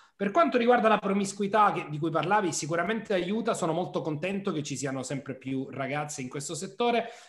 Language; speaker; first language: Italian; native; Italian